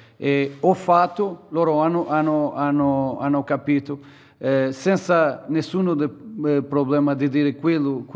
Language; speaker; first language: Italian; non-native, learner; Portuguese